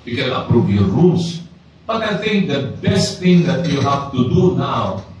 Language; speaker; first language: English; non-native, local second language; Filipino